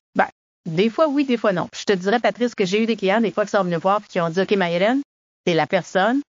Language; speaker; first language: French; native; French